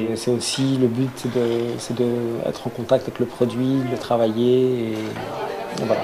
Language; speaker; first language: French; native; French